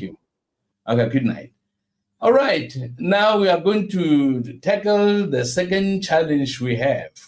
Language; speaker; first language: English; non-native, local second language; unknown